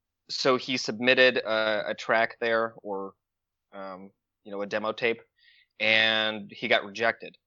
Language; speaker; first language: English; early bilingual, other home language; Russian